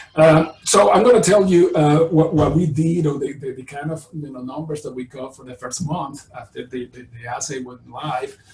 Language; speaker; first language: English; non-native, fluent; Spanish